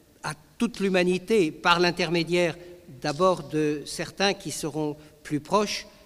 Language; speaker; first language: French; native; French